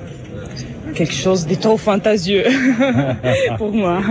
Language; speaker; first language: French; non-native, fluent; Italian